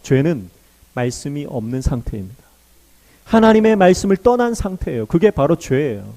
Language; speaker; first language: Korean; native; Korean